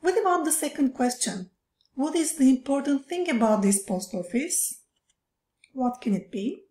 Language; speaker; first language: English; non-native, fluent; Turkish